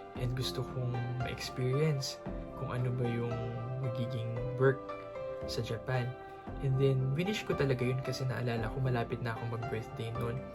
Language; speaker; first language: Filipino; native; Filipino